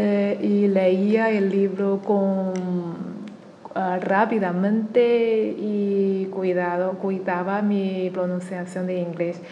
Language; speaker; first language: Spanish; non-native, learner; Chinese